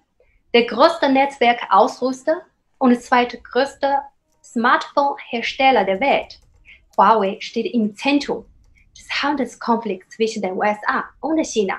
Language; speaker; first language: German; non-native, fluent; Chinese